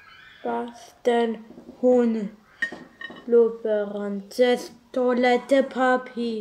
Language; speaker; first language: German; non-native, learner; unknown